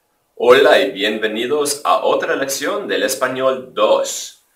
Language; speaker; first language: Spanish; non-native, fluent; English